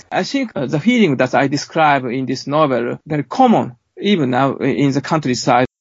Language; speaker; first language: English; non-native, fluent; Japanese